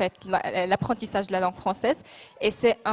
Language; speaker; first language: French; non-native, local second language; Arabic